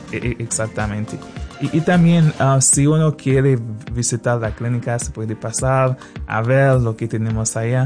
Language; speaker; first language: Spanish; non-native, fluent; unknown